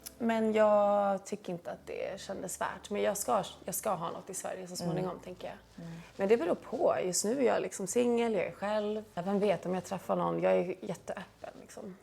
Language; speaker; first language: Swedish; early bilingual, heritage; Swedish